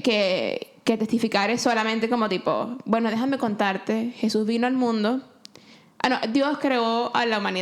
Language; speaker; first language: Spanish; native; Spanish